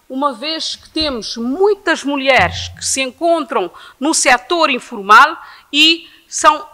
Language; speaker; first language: Portuguese; non-native, local second language; Kabuverdianu